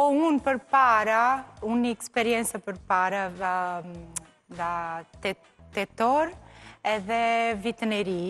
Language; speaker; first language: Albanian; non-native, learner; Portuguese